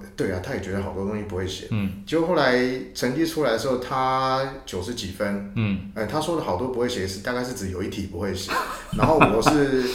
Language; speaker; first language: Chinese; native; Chinese